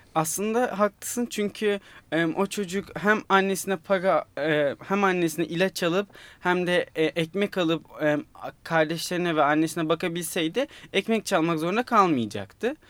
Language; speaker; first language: Turkish; native; Turkish